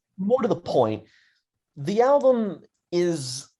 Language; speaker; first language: English; native; English